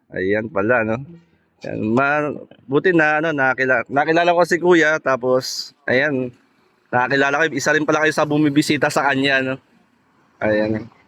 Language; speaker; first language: Filipino; native; Filipino